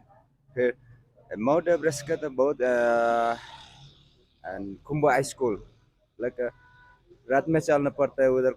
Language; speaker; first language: Hindi; non-native, learner; Nepali